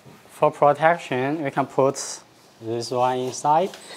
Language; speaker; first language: English; non-native, fluent; Chinese